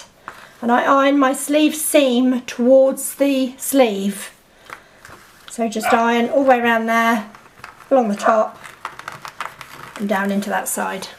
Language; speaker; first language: English; native; English